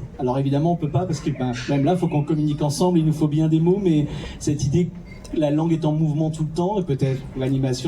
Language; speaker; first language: French; native; French